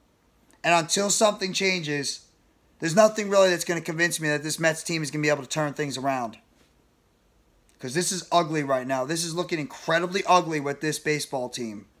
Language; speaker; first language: English; native; English